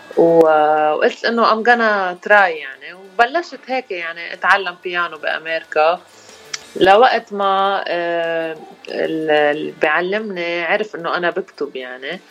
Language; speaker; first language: Arabic; native; Arabic